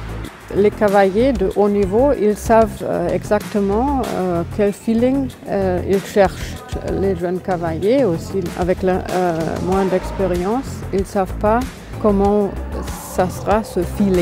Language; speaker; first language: French; non-native, fluent; German